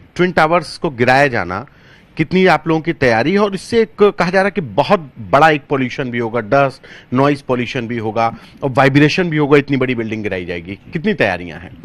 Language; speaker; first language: Hindi; native; Hindi